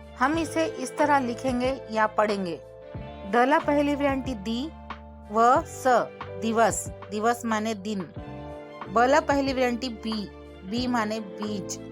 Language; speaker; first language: Urdu; native; Urdu